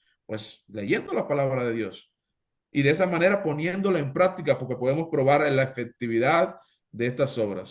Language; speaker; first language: Spanish; native; Spanish